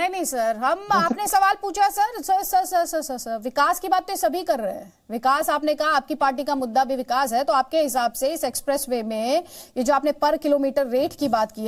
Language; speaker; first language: Hindi; native; Hindi